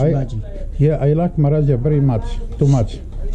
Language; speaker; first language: English; non-native, learner; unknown